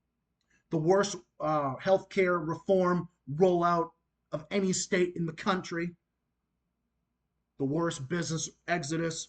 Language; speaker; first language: English; native; English